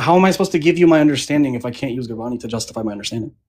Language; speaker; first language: English; early bilingual, heritage; Punjabi